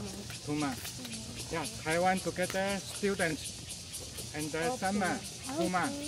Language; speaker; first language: English; non-native, learner; Chinese